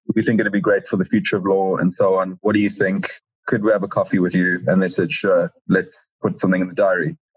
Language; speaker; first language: English; native; English